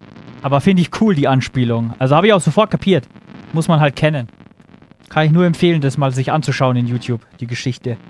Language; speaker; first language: German; native; German